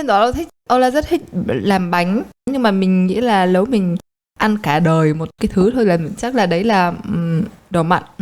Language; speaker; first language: Vietnamese; early bilingual, heritage; Polish